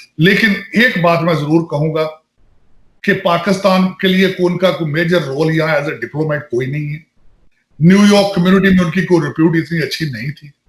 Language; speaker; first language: Urdu; non-native, local second language; Punjabi